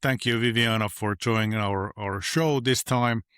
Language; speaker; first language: English; non-native, fluent; Finnish